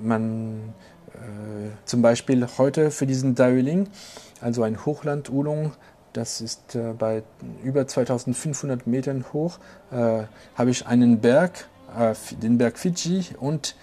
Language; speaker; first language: German; non-native, local second language; French